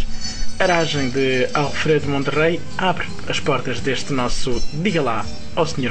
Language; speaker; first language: Portuguese; native; Portuguese